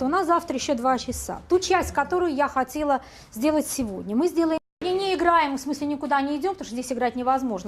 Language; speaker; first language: Russian; native; Russian